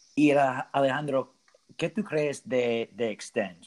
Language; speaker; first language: Spanish; non-native, learner; English